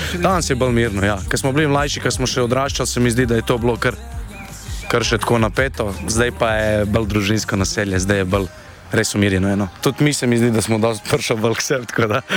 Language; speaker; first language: Slovenian; native; Slovenian